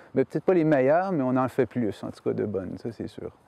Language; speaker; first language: French; native; French